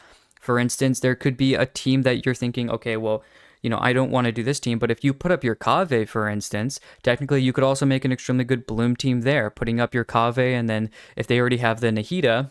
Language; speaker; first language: English; native; English